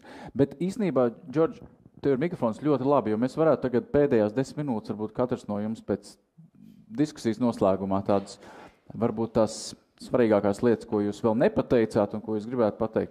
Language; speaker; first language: Latvian; native; Latvian